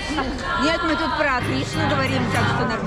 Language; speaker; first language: Russian; native; Russian